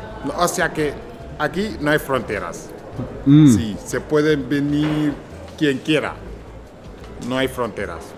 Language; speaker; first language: Spanish; non-native, fluent; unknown